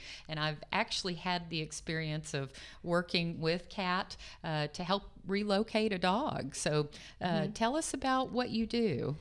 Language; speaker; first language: English; native; English